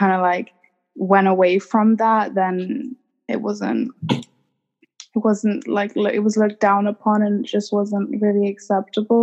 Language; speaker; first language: English; native; English